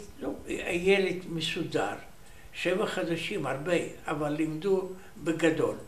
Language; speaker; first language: Hebrew; non-native, learner; Romanian